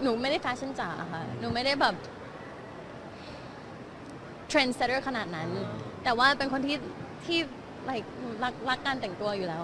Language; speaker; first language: Thai; native; Thai